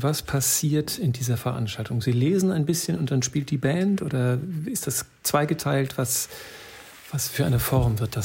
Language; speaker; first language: German; native; German